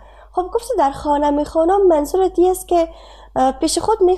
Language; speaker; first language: Persian; native; Persian